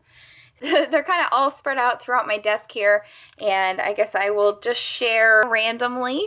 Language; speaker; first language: English; native; English